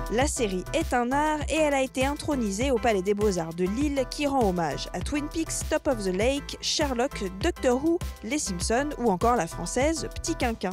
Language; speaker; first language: French; native; French